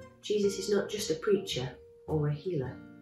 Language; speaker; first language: English; native; English